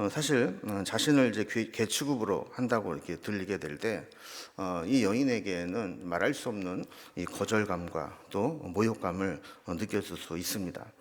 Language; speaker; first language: Korean; native; Korean